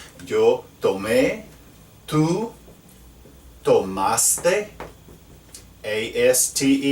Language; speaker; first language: Spanish; non-native, fluent; English